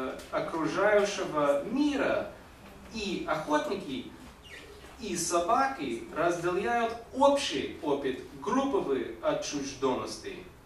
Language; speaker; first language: Russian; non-native, fluent; English